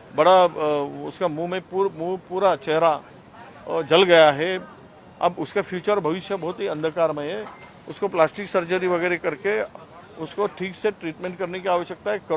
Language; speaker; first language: Hindi; non-native, local second language; Marathi